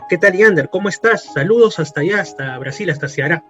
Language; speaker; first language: Spanish; native; Spanish